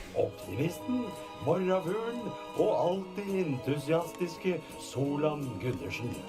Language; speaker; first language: Norwegian; native; Norwegian